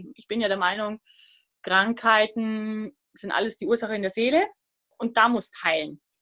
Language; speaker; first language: German; native; German